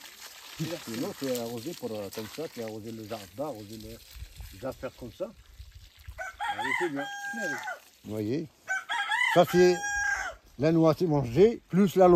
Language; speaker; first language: French; non-native, learner; Arabic